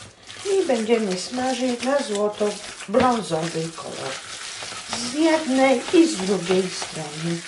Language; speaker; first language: Polish; native; Polish